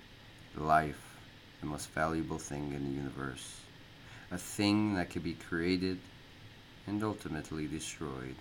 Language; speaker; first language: English; native; English